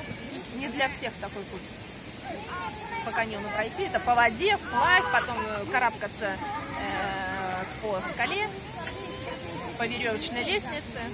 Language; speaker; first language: Russian; native; Russian